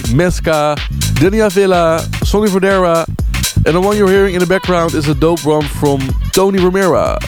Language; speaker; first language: English; non-native, fluent; Dutch